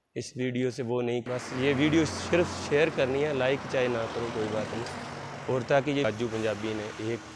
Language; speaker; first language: Hindi; non-native, local second language; Punjabi